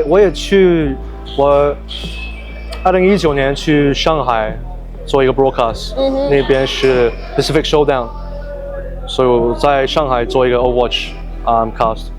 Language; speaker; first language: Chinese; early bilingual, heritage; Chinese